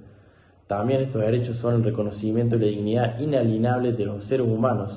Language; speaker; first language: Spanish; native; Spanish